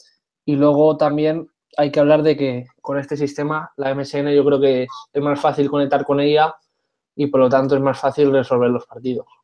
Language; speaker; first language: Spanish; native; Spanish